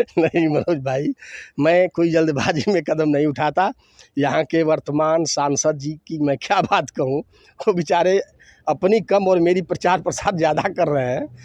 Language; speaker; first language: Hindi; native; Hindi